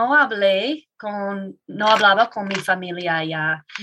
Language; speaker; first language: Spanish; non-native, learner; English